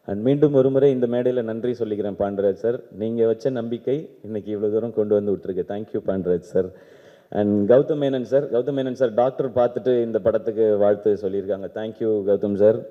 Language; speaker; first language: Tamil; native; Tamil